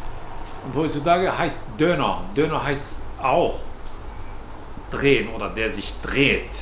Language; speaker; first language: German; non-native, fluent; Turkish